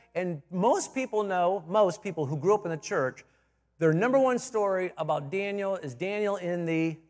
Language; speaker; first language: English; native; English